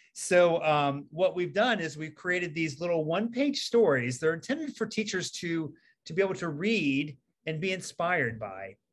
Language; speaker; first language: English; native; English